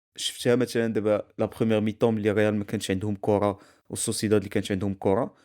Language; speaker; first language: Arabic; native; Arabic